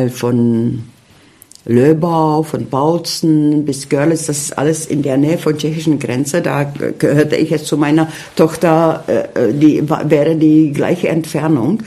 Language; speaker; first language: German; non-native, fluent; Czech